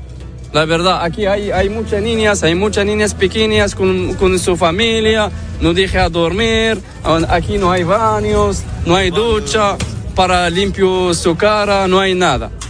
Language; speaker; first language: Spanish; non-native, learner; Arabic